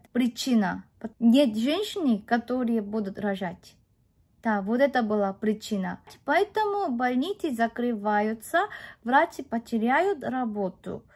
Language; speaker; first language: Russian; non-native, fluent; Korean